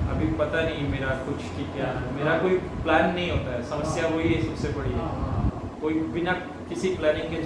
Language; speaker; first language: Hindi; native; Hindi